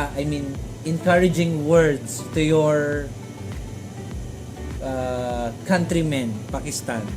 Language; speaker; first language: English; non-native, learner; Filipino